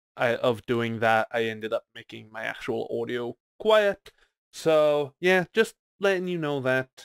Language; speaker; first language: English; native; English